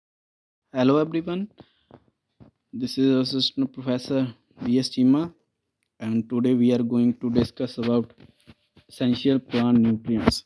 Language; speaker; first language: English; non-native, local second language; Punjabi